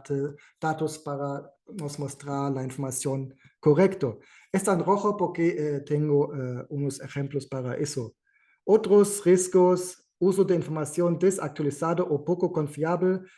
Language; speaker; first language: Spanish; non-native, fluent; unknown